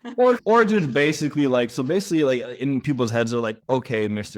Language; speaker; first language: English; native; English